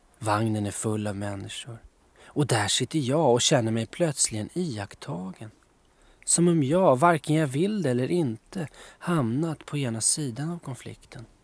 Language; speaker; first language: Swedish; native; Swedish